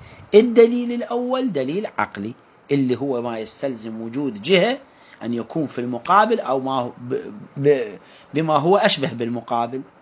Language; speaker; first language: Arabic; native; Arabic